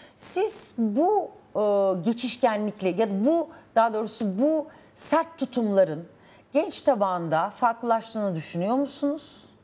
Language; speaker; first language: Turkish; native; Turkish